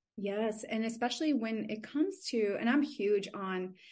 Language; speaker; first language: English; native; English